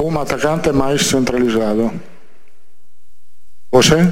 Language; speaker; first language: Portuguese; non-native, fluent; Italian